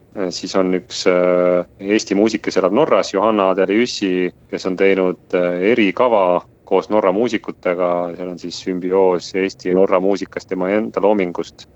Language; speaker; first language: Estonian; native; Estonian